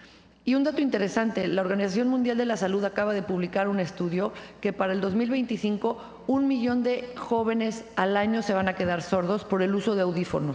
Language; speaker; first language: Spanish; native; Spanish